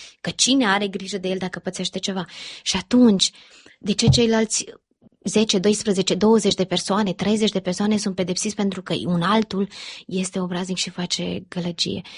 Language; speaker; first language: Romanian; early bilingual, heritage; Romanian